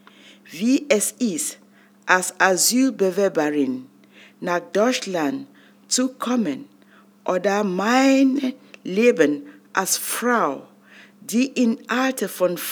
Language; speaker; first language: German; non-native, fluent; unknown